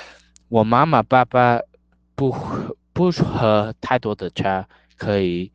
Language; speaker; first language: Chinese; non-native, learner; English